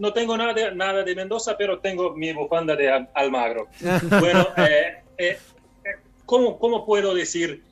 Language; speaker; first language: Spanish; non-native, fluent; Portuguese